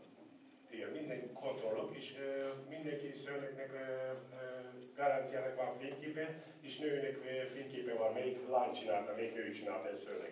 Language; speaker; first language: Hungarian; non-native, learner; Turkish